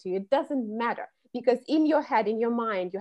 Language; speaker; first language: English; non-native, fluent; Russian